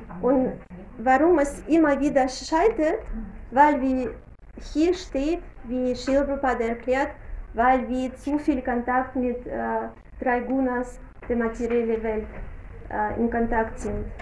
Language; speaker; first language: German; non-native, fluent; Russian